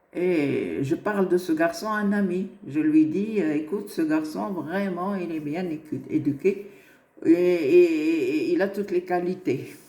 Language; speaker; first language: French; non-native, local second language; Arabic